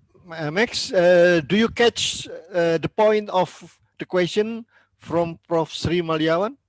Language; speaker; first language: English; non-native, learner; Indonesian